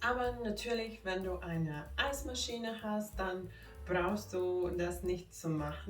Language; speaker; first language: German; non-native, fluent; Finnish